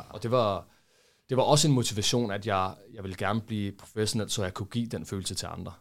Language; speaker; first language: Danish; early bilingual, other home language; Portuguese